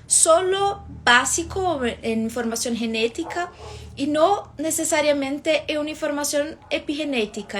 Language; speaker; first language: Spanish; non-native, fluent; Portuguese